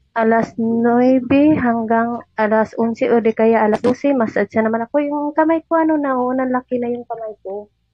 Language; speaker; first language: Filipino; non-native, local second language; Cebuano